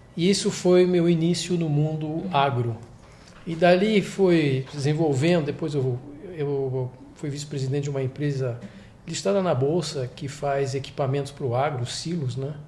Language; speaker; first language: Portuguese; non-native, fluent; French